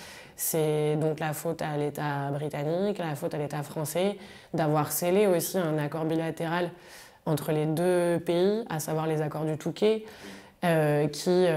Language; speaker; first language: French; native; French